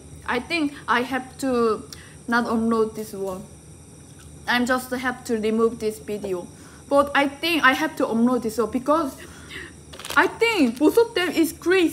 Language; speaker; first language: English; non-native, learner; Korean